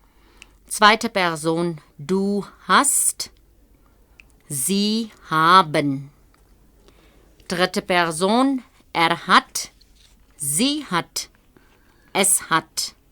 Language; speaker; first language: German; non-native, fluent; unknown